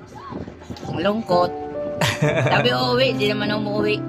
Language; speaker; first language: Filipino; non-native, local second language; Bikol